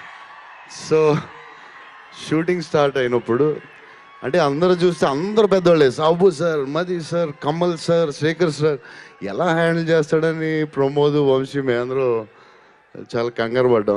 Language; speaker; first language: Telugu; native; Telugu